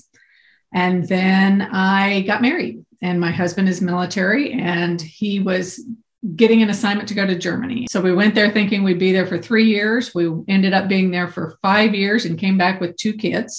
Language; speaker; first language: English; native; English